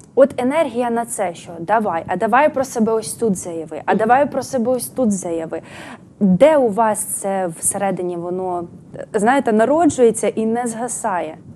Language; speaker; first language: Ukrainian; native; Ukrainian